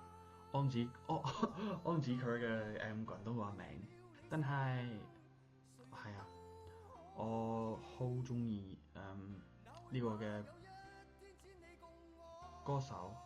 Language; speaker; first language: Cantonese; non-native, learner; English